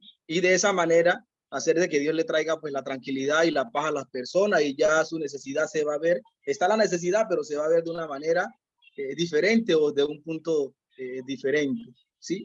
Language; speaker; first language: Spanish; native; Spanish